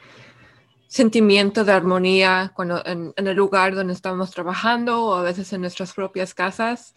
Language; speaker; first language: Spanish; early bilingual, heritage; Spanish